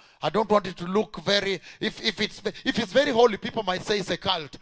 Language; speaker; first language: English; non-native, local second language; Luo (Kenya and Tanzania)